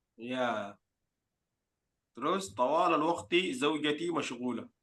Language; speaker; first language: Arabic; non-native, fluent; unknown